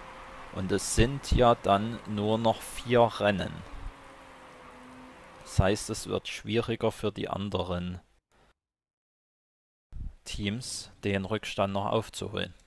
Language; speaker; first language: German; native; German